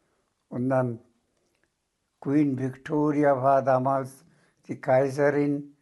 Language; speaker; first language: German; non-native, fluent; Bangla